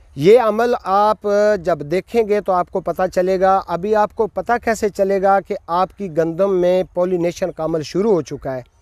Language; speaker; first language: Urdu; non-native, local second language; Punjabi